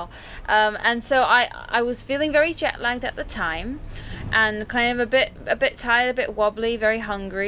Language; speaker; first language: English; native; English